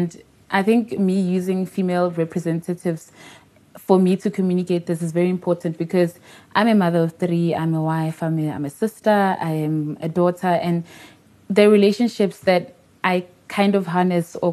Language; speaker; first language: English; non-native, local second language; Tswana